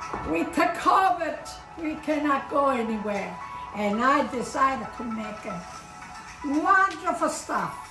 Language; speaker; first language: English; non-native, learner; Italian